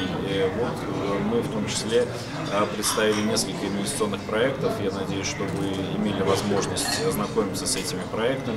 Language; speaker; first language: Russian; native; Russian